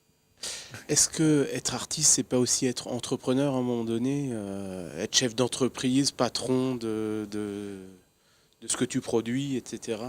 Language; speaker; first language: French; native; French